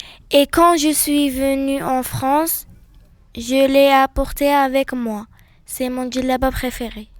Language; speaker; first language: French; non-native, learner; Arabic